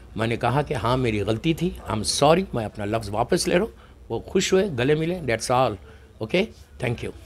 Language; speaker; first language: Hindi; native; Hindi